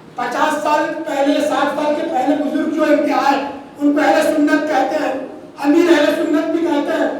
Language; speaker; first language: Urdu; non-native, local second language; Gujarati